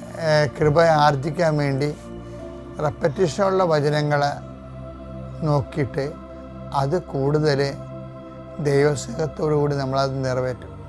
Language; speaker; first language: Malayalam; native; Malayalam